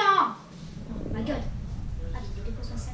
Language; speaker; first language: French; native; French